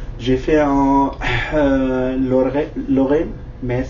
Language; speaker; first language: French; non-native, learner; Kurdish